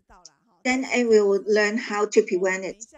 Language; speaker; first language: English; non-native, learner; Chinese